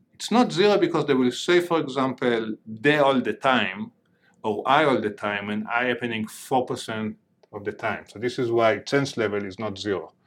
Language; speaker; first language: English; non-native, fluent; Hebrew